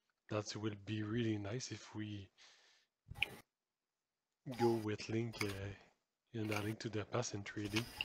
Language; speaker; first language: English; non-native, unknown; French